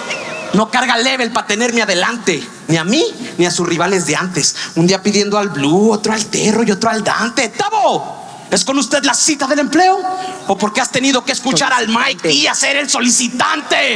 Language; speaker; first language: Spanish; native; Spanish